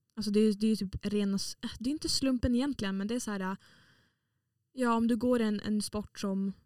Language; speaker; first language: Swedish; native; Swedish